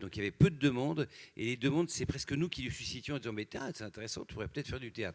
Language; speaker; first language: French; native; French